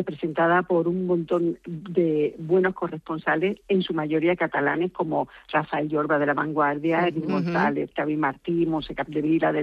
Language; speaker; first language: Spanish; native; Spanish